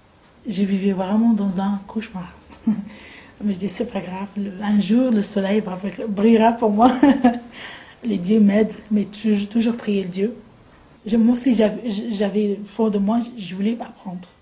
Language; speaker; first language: French; non-native, local second language; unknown